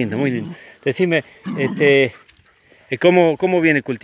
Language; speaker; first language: Spanish; native; Spanish